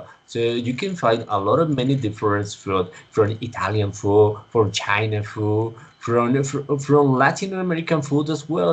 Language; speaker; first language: English; non-native, learner; Spanish